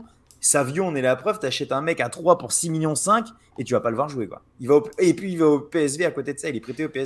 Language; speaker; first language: French; native; French